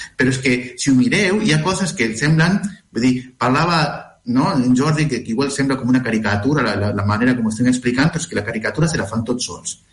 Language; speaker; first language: Catalan; non-native, fluent; Spanish